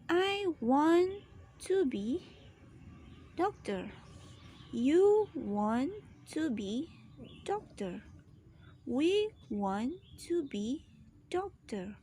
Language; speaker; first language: English; non-native, fluent; Indonesian